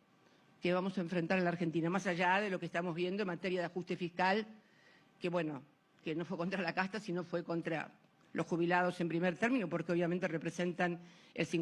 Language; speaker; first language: Spanish; native; Spanish